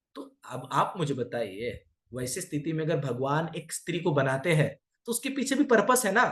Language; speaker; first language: Hindi; non-native, local second language; Marathi